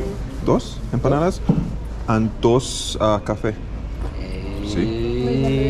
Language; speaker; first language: Spanish; non-native, learner; English